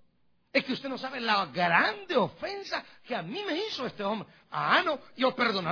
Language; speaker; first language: Spanish; native; Spanish